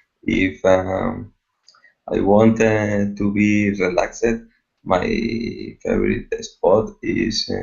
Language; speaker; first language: English; non-native, learner; Spanish